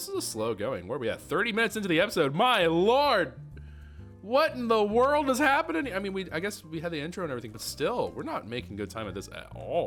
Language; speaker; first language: English; native; English